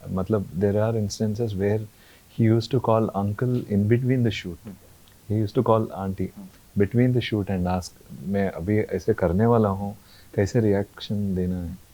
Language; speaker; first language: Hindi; non-native, local second language; Telugu